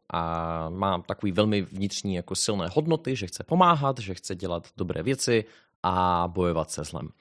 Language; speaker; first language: Czech; native; Czech